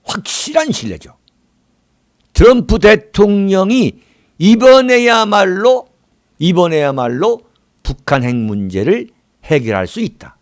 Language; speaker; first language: Korean; native; Korean